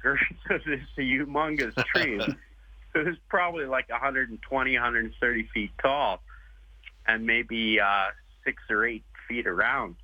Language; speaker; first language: English; native; English